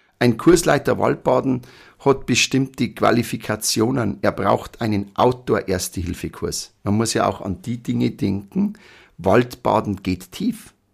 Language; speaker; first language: German; native; German